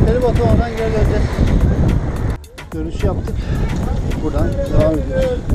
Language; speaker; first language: Turkish; native; Turkish